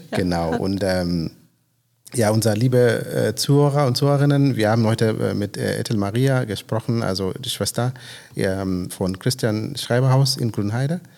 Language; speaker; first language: German; non-native, fluent; Swahili